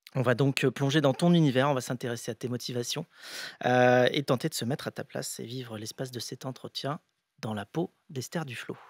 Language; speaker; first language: French; native; French